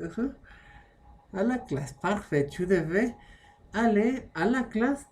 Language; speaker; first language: French; non-native, fluent; Spanish